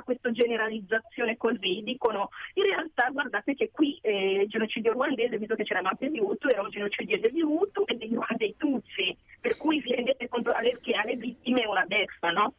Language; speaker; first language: Italian; non-native, fluent; Kinyarwanda